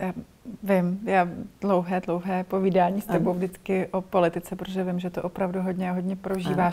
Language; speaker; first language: Czech; native; Czech